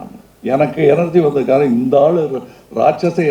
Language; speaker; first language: Tamil; native; Tamil